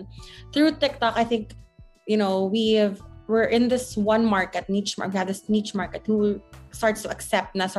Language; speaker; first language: English; non-native, local second language; Hiligaynon